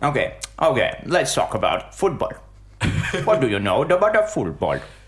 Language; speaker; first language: English; non-native, learner; Russian